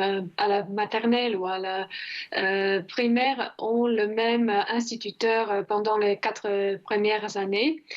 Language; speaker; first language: French; non-native, fluent; Croatian